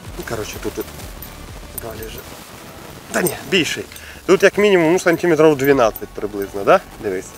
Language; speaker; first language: Ukrainian; non-native, local second language; Russian